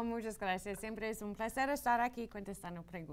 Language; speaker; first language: Spanish; non-native, fluent; English